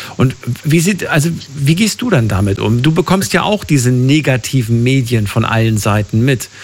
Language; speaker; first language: German; native; German